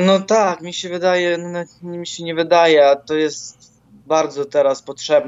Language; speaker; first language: Polish; non-native, fluent; Ukrainian